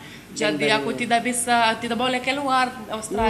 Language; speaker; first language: Indonesian; non-native, learner; Lithuanian